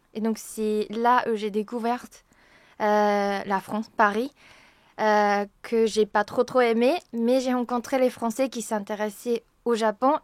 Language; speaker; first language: French; non-native, fluent; Japanese